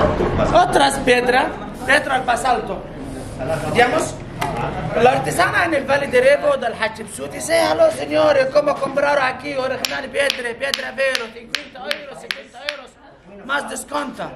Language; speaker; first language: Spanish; non-native, learner; Arabic